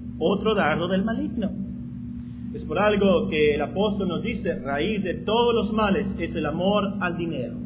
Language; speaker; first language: Spanish; non-native, fluent; English